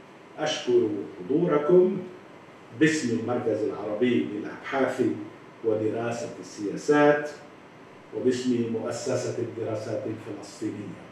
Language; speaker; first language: Arabic; native; Arabic